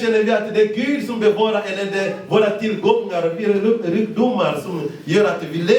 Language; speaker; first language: Swedish; non-native, fluent; Lingala